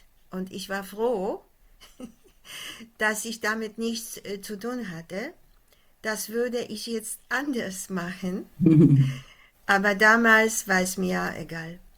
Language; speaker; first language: German; non-native, fluent; Polish